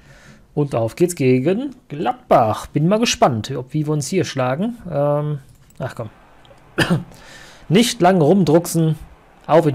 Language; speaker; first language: German; native; German